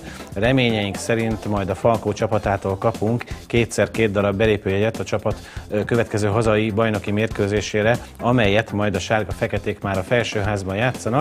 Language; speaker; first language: Hungarian; native; Hungarian